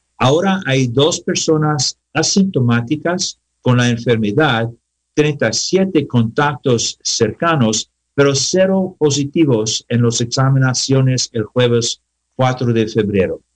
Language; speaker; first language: Spanish; non-native, learner; English